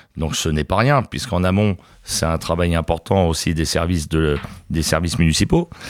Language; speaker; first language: French; native; French